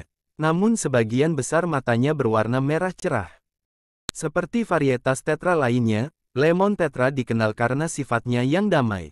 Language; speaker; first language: Indonesian; native; Indonesian